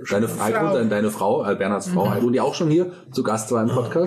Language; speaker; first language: German; native; German